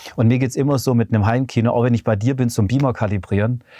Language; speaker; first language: German; native; German